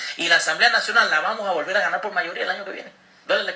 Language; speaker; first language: Spanish; native; Spanish